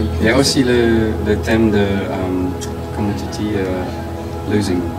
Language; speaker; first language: French; non-native, learner; English